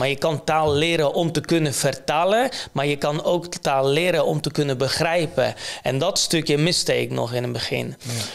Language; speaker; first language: Dutch; non-native, fluent; Polish